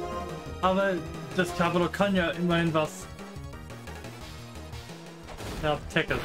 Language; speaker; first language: German; native; German